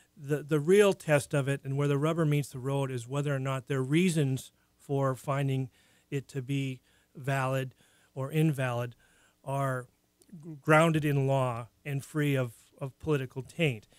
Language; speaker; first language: English; native; English